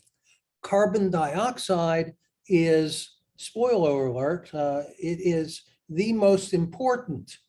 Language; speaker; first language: English; native; English